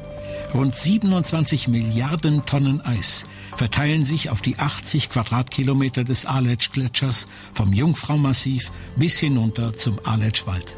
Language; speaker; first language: German; native; German